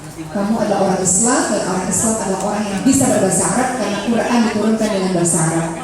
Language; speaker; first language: Indonesian; native; Indonesian